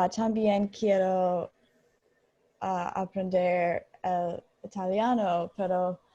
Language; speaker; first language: Spanish; non-native, learner; English